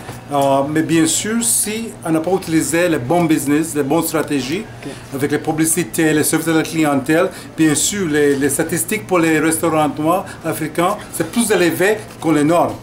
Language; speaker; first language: French; non-native, fluent; English